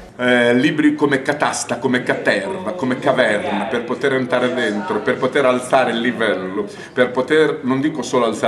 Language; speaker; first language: Italian; native; Italian